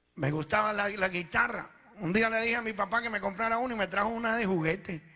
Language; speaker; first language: Spanish; early bilingual, other home language; Italian